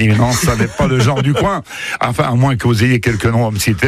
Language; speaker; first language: French; native; French